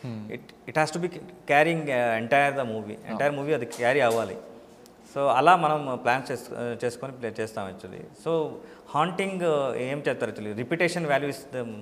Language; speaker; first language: Telugu; non-native, learner; Kannada